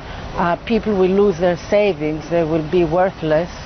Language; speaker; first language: English; non-native, fluent; Greek